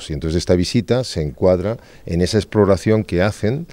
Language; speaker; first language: Spanish; native; Spanish